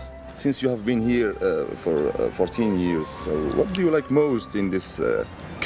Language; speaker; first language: English; non-native, learner; Arabic